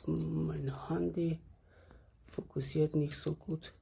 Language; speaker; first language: German; non-native, fluent; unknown